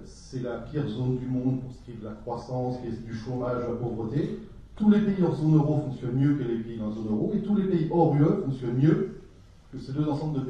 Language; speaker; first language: French; native; French